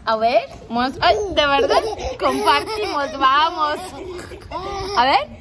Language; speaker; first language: Spanish; non-native, learner; Turkish